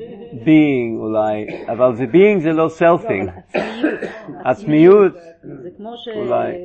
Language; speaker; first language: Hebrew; non-native, fluent; English